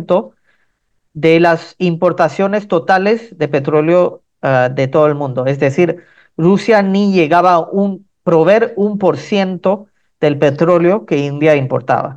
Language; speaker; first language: Spanish; non-native, fluent; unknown